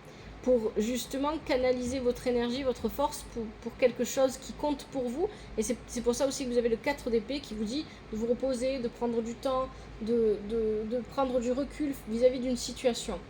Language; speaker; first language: French; native; French